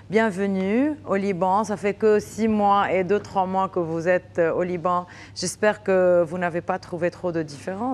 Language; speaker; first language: French; non-native, local second language; Arabic